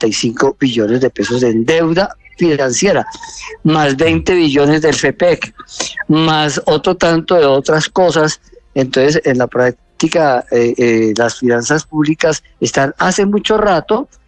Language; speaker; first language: Spanish; native; Spanish